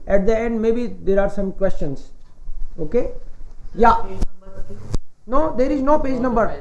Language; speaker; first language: English; non-native, local second language; Hindi